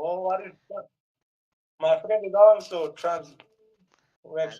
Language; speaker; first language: English; non-native, learner; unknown